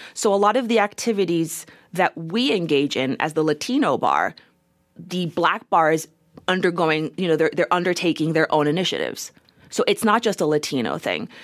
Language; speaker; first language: English; native; English